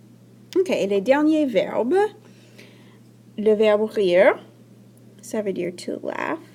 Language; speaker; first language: French; non-native, fluent; English